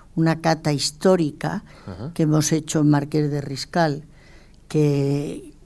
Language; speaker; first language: Spanish; native; Spanish